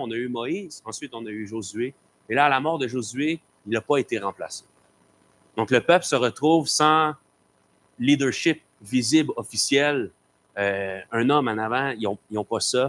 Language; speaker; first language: French; native; French